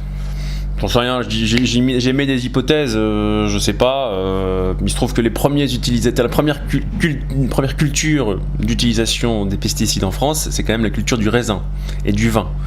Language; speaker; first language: French; native; French